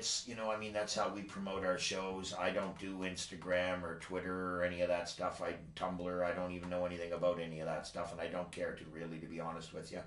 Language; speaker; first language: English; native; English